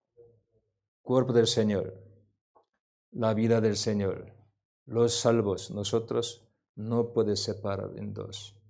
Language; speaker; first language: Spanish; non-native, learner; Korean